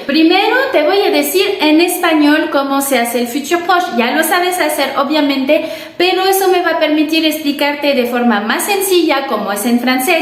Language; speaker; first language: Spanish; non-native, fluent; French